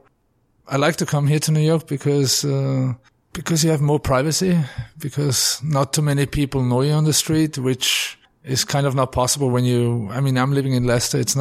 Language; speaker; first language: English; non-native, fluent; German